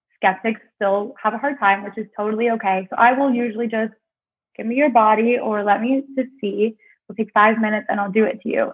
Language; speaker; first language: English; native; English